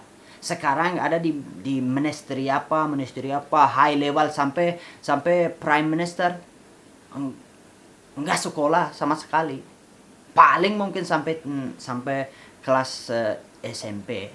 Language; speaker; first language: Indonesian; non-native, fluent; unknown